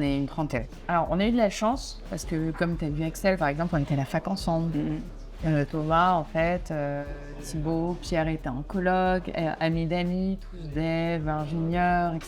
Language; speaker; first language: French; native; French